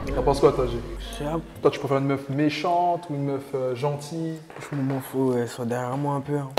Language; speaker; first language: French; native; French